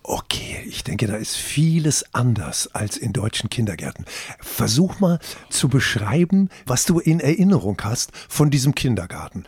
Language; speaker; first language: German; native; German